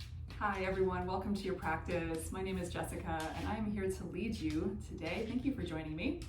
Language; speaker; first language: English; native; English